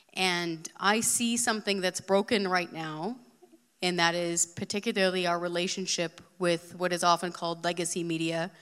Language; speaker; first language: English; native; English